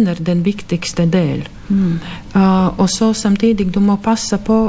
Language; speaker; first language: Norwegian; non-native, fluent; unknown